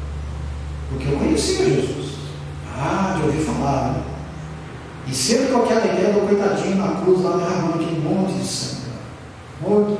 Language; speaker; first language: Portuguese; native; Portuguese